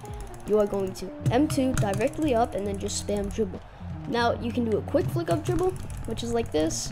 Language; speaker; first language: English; native; English